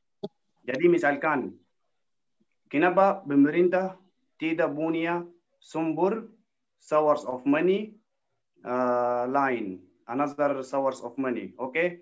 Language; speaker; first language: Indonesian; non-native, learner; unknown